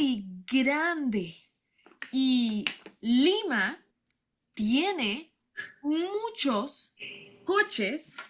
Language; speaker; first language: Spanish; non-native, learner; English